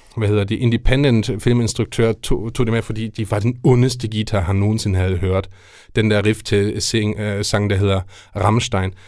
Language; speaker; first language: Danish; non-native, fluent; German